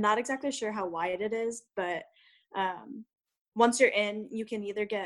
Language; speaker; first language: English; native; English